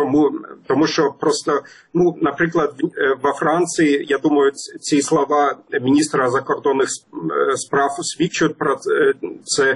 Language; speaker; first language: Ukrainian; non-native, fluent; German